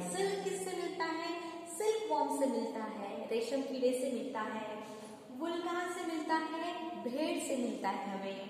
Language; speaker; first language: Hindi; non-native, local second language; Marathi